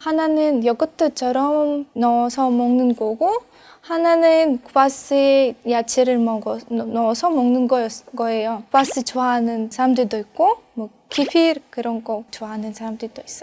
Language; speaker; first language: Korean; non-native, fluent; Russian